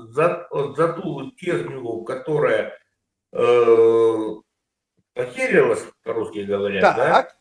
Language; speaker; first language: Russian; native; Russian